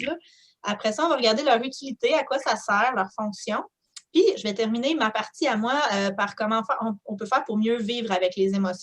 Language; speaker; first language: French; native; French